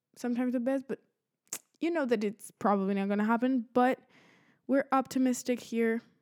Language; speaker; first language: English; early bilingual, other home language; Spanish